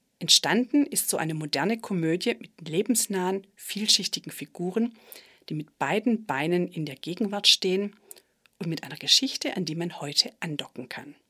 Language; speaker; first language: German; native; German